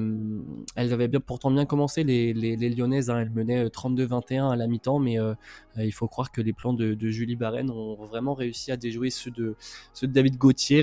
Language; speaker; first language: French; native; French